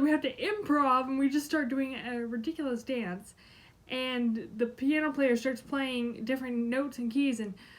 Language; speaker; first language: English; native; English